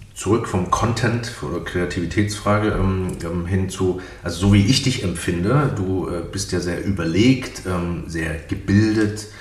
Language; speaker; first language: German; native; German